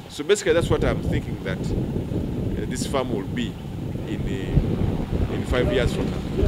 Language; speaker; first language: English; non-native, local second language; Ganda